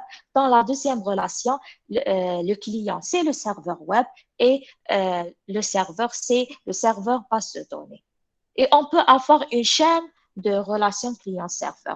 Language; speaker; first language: French; non-native, local second language; Arabic